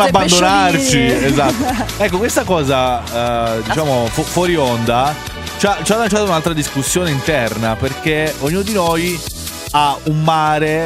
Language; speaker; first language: Italian; native; Italian